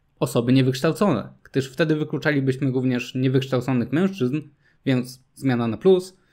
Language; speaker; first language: Polish; native; Polish